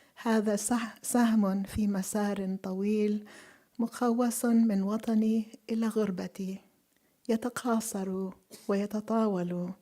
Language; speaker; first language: Arabic; early bilingual, other home language; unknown